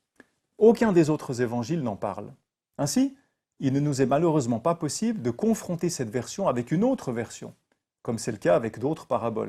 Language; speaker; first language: French; native; French